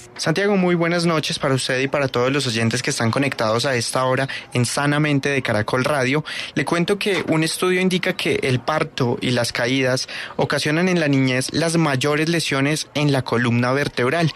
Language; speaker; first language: Spanish; native; Spanish